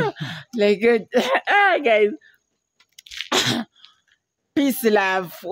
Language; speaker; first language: English; non-native, learner; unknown